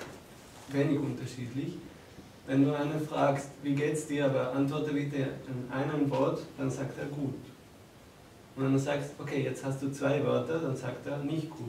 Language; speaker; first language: German; non-native, fluent; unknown